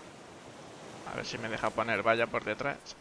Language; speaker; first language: Spanish; native; Spanish